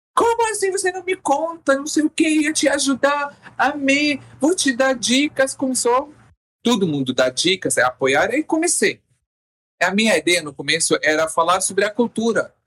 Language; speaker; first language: Portuguese; non-native, fluent; Arabic